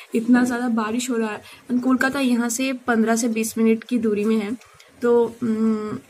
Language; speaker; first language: Hindi; non-native, local second language; Bangla